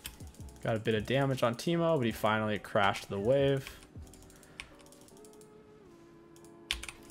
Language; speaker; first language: English; native; English